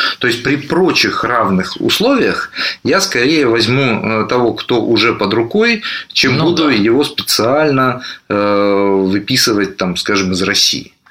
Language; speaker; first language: Russian; native; Russian